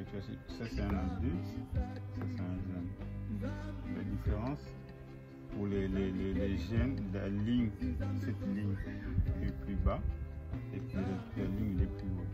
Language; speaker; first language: French; non-native, local second language; Lingala